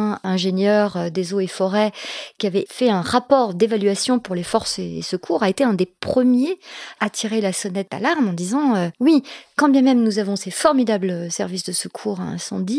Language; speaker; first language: French; native; French